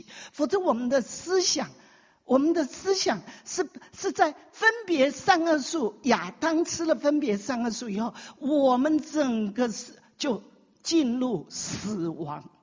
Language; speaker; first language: Chinese; native; Chinese